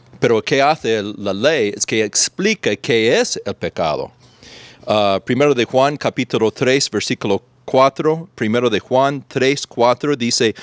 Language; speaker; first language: Spanish; non-native, fluent; English